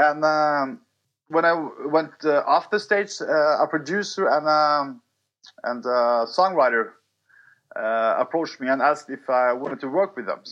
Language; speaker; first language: English; non-native, fluent; Norwegian